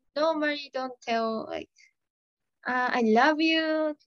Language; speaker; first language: English; non-native, learner; Japanese